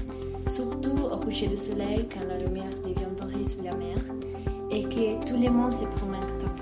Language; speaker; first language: French; non-native, learner; Italian